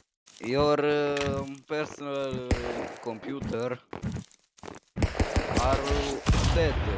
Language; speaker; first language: English; non-native, learner; Romanian